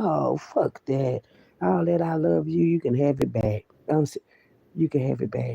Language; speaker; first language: English; native; English